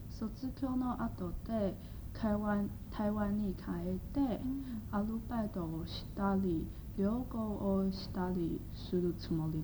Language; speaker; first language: Japanese; non-native, learner; Chinese